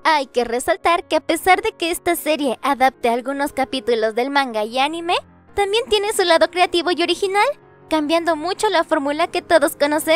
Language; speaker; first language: Spanish; native; Spanish